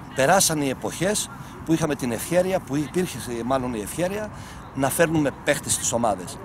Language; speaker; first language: Greek; native; Greek